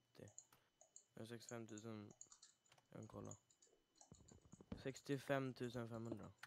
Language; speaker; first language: Swedish; native; Swedish